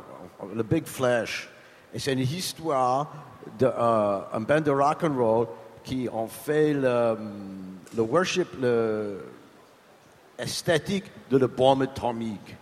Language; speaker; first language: French; non-native, learner; English